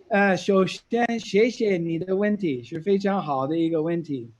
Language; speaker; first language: Chinese; non-native, fluent; English